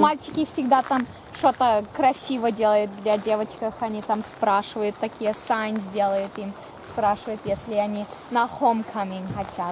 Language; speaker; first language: Russian; early bilingual, other home language; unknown